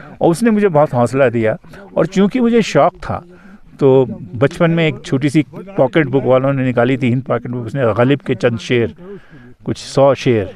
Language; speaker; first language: Urdu; native; Urdu